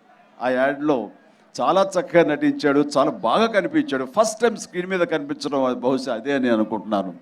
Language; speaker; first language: Telugu; native; Telugu